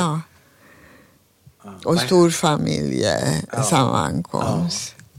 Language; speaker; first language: Swedish; non-native, fluent; Hungarian